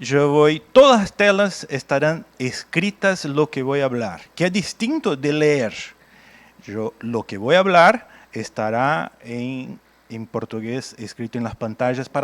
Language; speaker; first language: Spanish; non-native, fluent; Portuguese